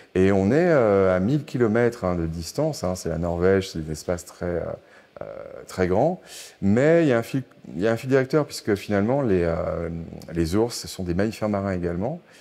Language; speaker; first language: French; native; French